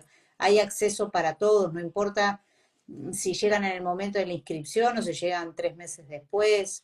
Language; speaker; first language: Spanish; native; Spanish